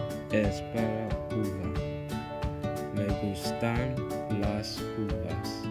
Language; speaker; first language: Spanish; non-native, learner; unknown